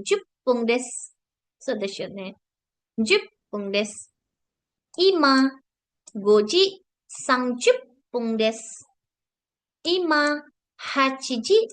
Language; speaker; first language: Japanese; non-native, fluent; Indonesian